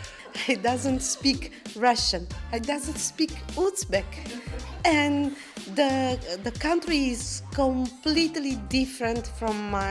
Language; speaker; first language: English; non-native, learner; Italian